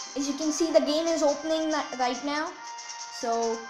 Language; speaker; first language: English; non-native, local second language; Hindi